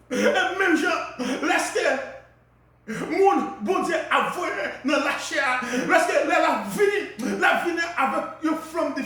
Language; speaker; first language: French; non-native, local second language; Haitian Creole